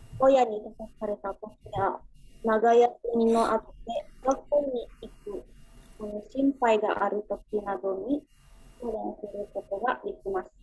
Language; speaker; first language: Japanese; non-native, learner; Indonesian